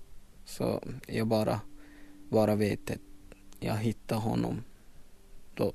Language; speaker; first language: Swedish; non-native, learner; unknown